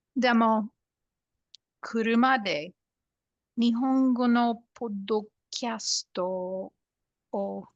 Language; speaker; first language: Japanese; non-native, learner; English